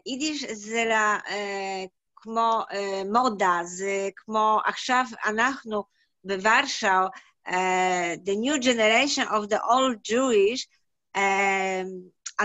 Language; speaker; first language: Hebrew; non-native, learner; Polish